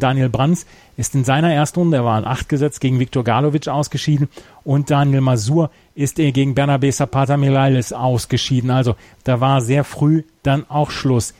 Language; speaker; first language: German; native; German